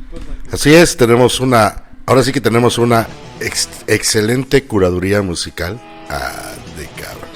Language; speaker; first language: Spanish; native; Spanish